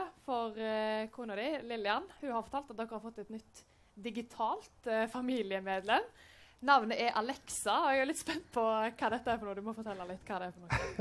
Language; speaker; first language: Norwegian; native; Norwegian